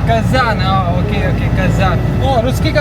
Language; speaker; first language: Russian; non-native, learner; Hindi